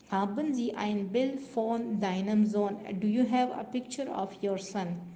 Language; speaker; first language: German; non-native, learner; Urdu